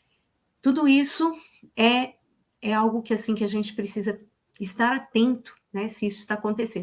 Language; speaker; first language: Portuguese; native; Portuguese